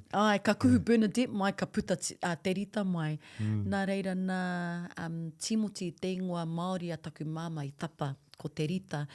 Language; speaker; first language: Māori; non-native, local second language; English